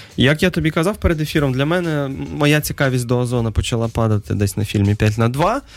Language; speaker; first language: Ukrainian; native; Ukrainian